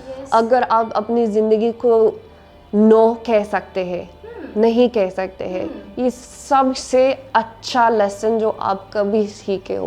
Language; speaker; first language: Hindi; non-native, learner; English